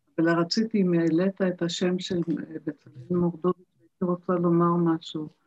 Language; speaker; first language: Hebrew; early bilingual, other home language; German